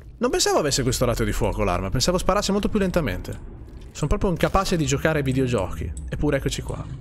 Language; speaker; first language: Italian; native; Italian